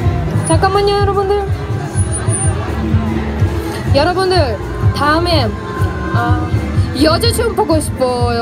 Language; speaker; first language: Korean; non-native, learner; Russian